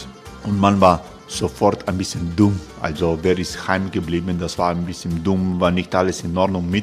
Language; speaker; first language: German; non-native, fluent; Croatian